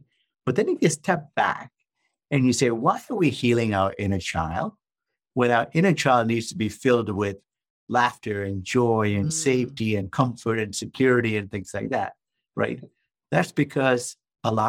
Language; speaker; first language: English; non-native, local second language; Tamil